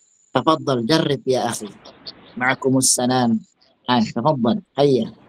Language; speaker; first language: Arabic; non-native, fluent; Indonesian